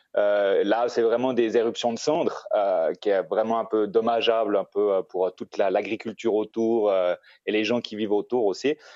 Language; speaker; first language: French; native; French